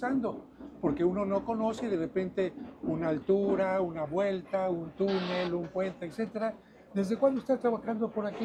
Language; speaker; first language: Spanish; native; Spanish